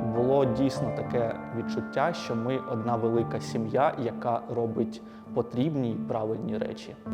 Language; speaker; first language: Ukrainian; native; Ukrainian